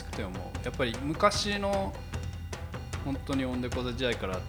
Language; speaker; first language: Japanese; native; Japanese